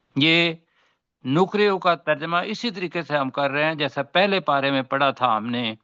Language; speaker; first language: Urdu; native; Urdu